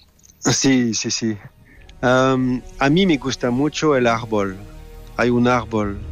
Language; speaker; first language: Spanish; non-native, learner; French